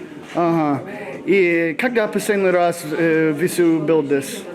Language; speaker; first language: Russian; non-native, learner; English